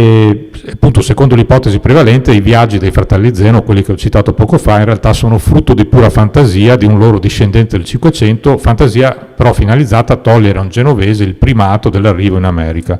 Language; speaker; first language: Italian; native; Italian